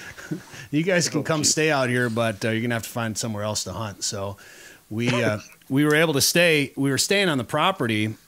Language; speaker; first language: English; native; English